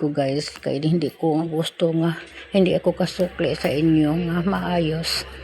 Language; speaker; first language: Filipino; non-native, local second language; Cebuano